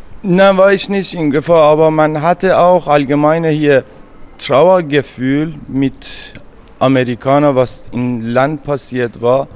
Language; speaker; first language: German; non-native, fluent; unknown